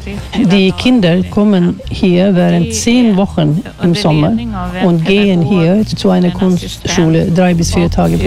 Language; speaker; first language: German; non-native, fluent; Swedish